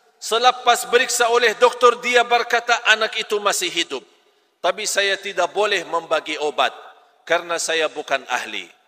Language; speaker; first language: Malay; non-native, fluent; Arabic